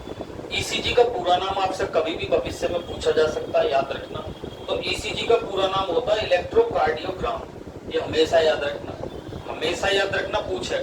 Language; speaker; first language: Hindi; native; Hindi